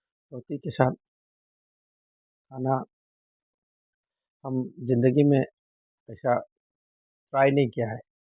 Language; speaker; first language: Hindi; non-native, local second language; Manipuri